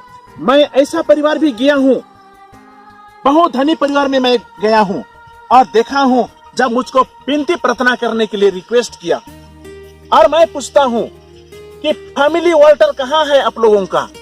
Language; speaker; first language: Hindi; non-native, local second language; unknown